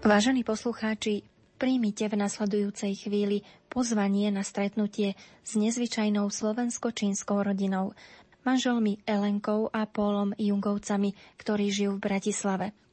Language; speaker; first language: Slovak; native; Slovak